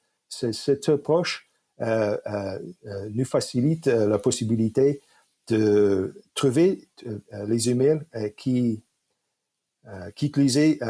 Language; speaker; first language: French; non-native, fluent; English